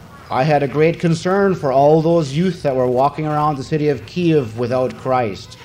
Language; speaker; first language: English; native; English